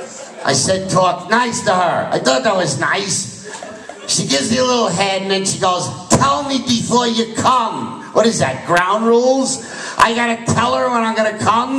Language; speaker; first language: English; native; English